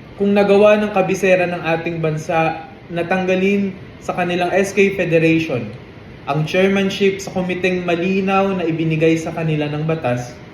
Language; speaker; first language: Filipino; non-native, local second language; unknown